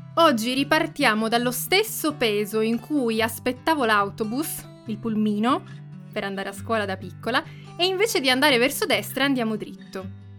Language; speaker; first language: Italian; native; Italian